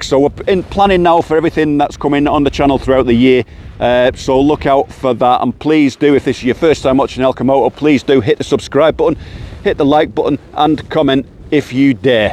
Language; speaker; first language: English; native; English